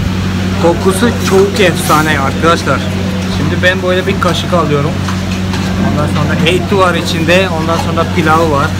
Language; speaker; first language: Turkish; non-native, fluent; Malayalam